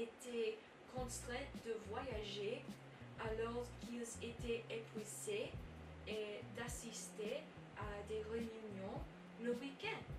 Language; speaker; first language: French; non-native, learner; English